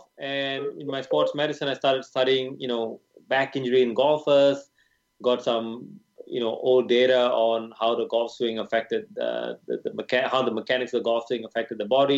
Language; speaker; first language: English; non-native, local second language; Tamil